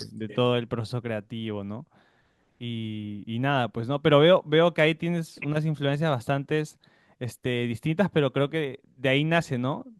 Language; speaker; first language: Spanish; native; Spanish